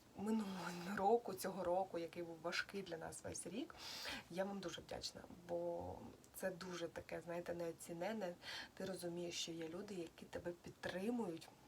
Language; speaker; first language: Ukrainian; non-native, local second language; Russian